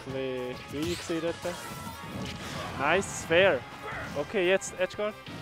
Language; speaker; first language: German; native; German